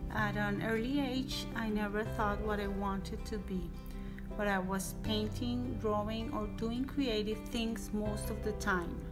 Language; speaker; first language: English; non-native, fluent; Spanish